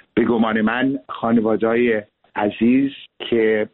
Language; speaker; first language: Persian; early bilingual, heritage; Persian